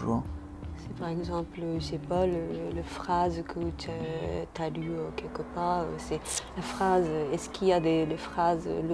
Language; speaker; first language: French; non-native, learner; Japanese